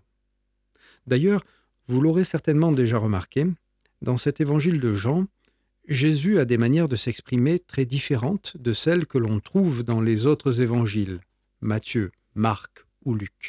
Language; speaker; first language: French; native; French